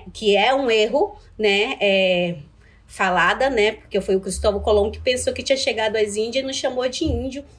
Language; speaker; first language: Portuguese; non-native, local second language; Ticuna